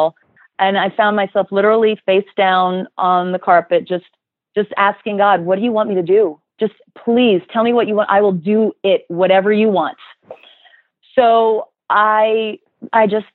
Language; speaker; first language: English; native; English